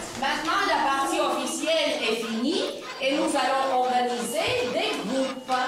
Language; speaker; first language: French; non-native, fluent; Latvian